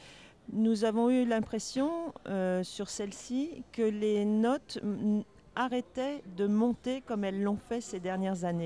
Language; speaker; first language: French; native; French